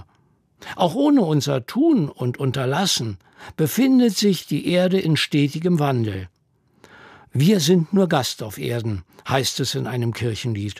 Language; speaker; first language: German; native; German